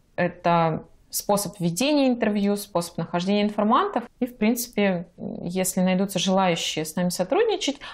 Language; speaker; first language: Russian; native; Russian